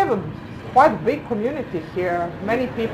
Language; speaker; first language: English; non-native, fluent; Serbian